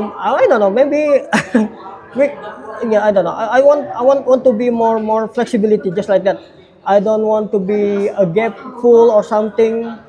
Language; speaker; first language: English; non-native, learner; Indonesian